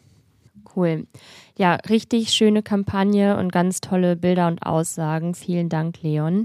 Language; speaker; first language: German; native; German